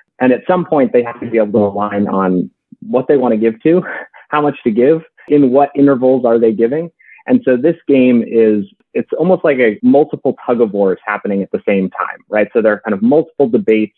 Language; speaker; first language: English; native; English